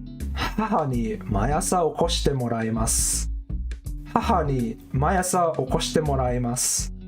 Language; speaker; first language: Japanese; non-native, learner; English